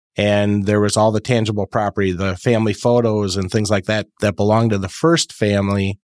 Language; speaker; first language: English; native; English